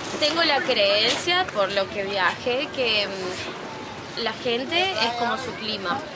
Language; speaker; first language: Spanish; native; Spanish